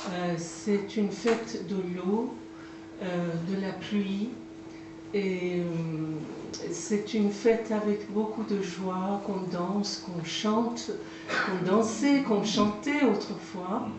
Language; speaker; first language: French; non-native, fluent; Persian